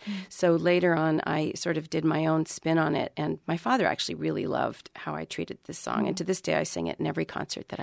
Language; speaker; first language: English; early bilingual, other home language; Spanish